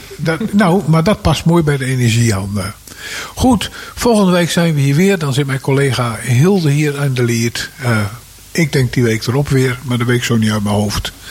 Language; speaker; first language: Dutch; native; Dutch